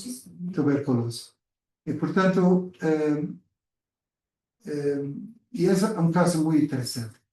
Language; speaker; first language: Spanish; non-native, fluent; Portuguese